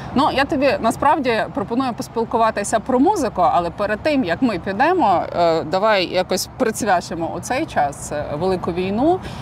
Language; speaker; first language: Ukrainian; native; Ukrainian